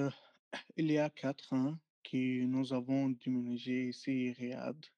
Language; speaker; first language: French; non-native, learner; Arabic